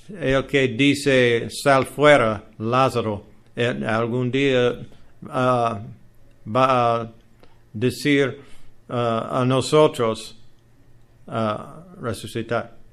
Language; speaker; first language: Spanish; non-native, learner; English